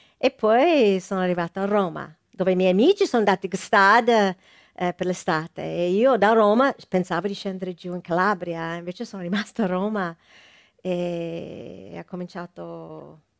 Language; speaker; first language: Italian; non-native, fluent; English